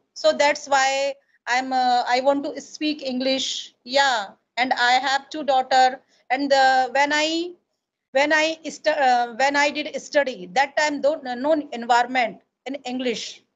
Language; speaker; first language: English; non-native, learner; Hindi